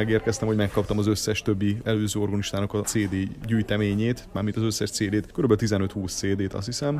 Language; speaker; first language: Hungarian; native; Hungarian